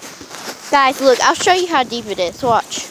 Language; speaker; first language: English; native; English